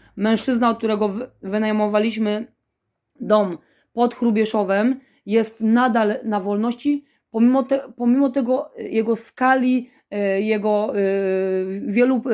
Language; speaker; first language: Polish; native; Polish